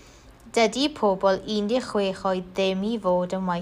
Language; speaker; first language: Welsh; non-native, local second language; English